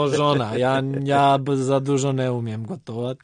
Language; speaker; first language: Polish; non-native, learner; Croatian